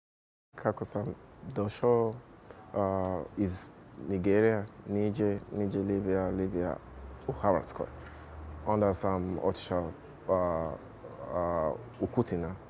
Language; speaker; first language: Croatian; non-native, learner; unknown